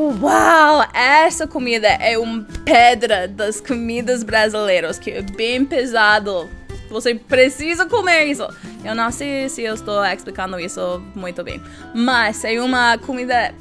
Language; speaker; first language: Portuguese; non-native, learner; English